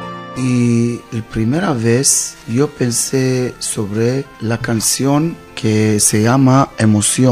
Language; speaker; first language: Spanish; non-native, learner; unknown